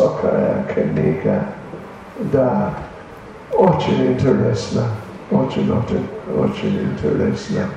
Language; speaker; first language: Russian; non-native, learner; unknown